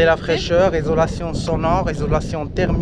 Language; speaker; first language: French; native; French